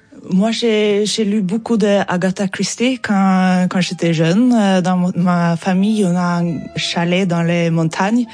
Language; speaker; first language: French; non-native, fluent; Norwegian